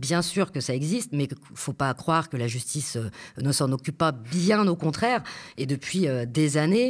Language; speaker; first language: French; native; French